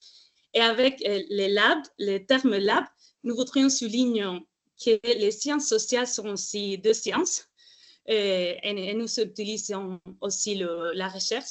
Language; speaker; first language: French; non-native, fluent; Spanish